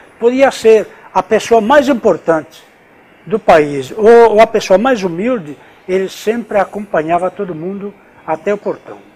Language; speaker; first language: Portuguese; non-native, fluent; Italian